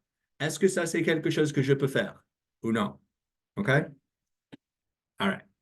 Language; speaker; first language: French; non-native, learner; English